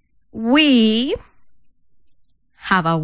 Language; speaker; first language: English; non-native, fluent; Spanish